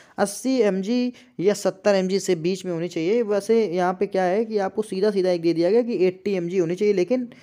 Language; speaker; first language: Hindi; native; Hindi